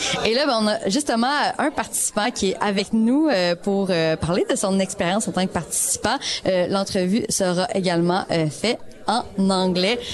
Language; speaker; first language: French; native; French